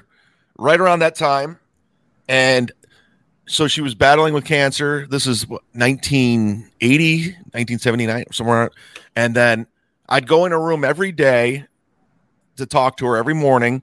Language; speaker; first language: English; native; English